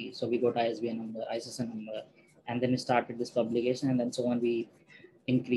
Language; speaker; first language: English; non-native, local second language; Hindi